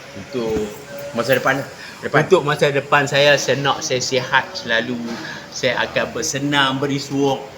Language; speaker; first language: Malay; native; Malay